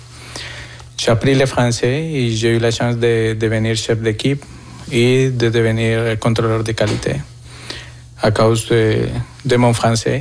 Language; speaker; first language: French; non-native, fluent; Spanish